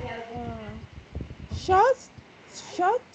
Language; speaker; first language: English; non-native, learner; Vietnamese